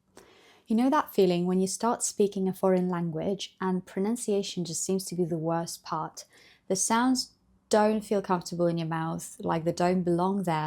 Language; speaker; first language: English; non-native, fluent; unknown